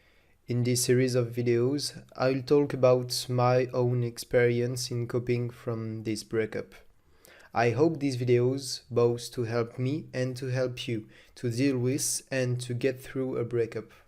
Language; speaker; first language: English; non-native, fluent; French